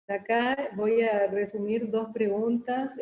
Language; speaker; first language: Spanish; native; Spanish